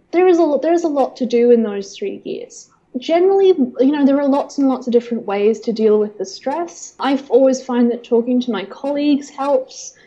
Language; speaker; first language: English; native; English